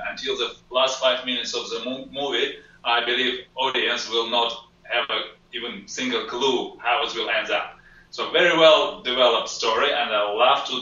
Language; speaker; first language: English; non-native, fluent; Russian